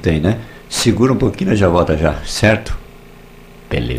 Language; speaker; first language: Portuguese; native; Portuguese